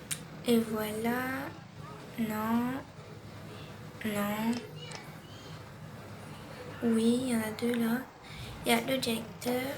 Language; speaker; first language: French; native; French